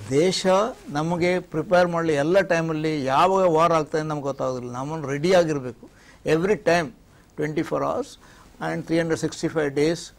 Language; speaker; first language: Kannada; non-native, local second language; Kodava